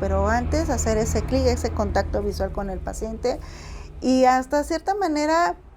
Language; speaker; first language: Spanish; native; Spanish